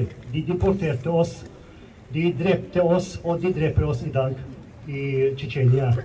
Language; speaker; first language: Norwegian; non-native, fluent; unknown